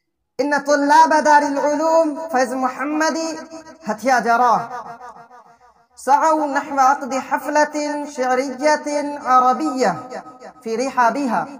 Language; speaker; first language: Arabic; non-native, fluent; Urdu